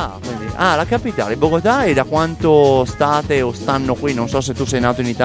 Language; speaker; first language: Italian; native; Italian